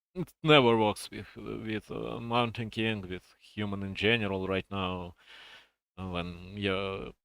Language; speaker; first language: English; non-native, fluent; Russian